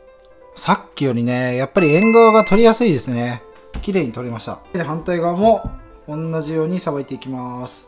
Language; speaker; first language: Japanese; native; Japanese